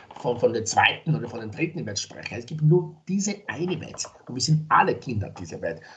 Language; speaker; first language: German; non-native, fluent; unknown